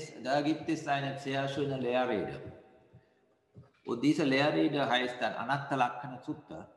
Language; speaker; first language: German; non-native, fluent; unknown